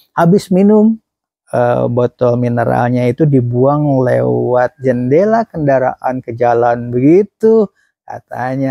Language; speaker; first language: Indonesian; native; Indonesian